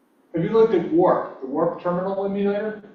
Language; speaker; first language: English; native; English